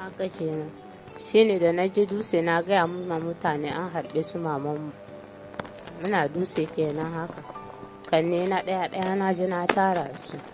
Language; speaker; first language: Hausa; non-native, local second language; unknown